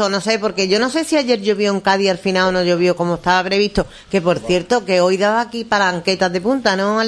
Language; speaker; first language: Spanish; native; Spanish